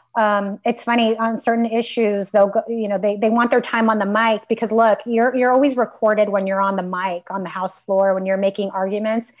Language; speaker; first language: English; native; English